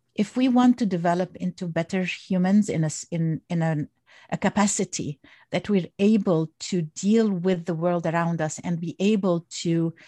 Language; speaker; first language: English; non-native, fluent; Arabic